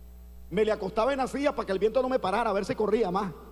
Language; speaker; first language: Spanish; native; Spanish